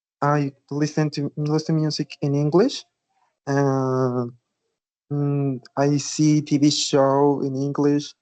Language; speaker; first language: English; non-native, learner; Spanish